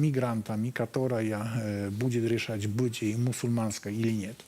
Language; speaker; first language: Polish; non-native, learner; Russian